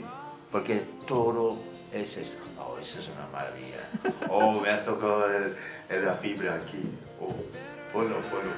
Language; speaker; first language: Spanish; non-native, fluent; English